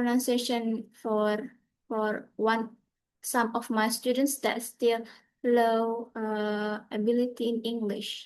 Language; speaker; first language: English; non-native, fluent; Indonesian